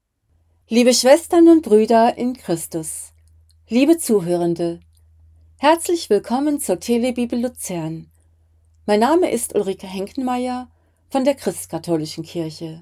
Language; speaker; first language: German; native; German